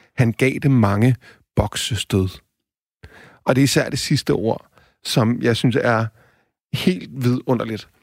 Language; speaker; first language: Danish; native; Danish